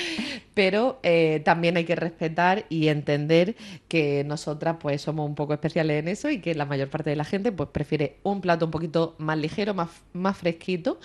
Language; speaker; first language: Spanish; native; Spanish